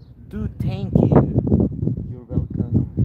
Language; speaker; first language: English; non-native, learner; Azerbaijani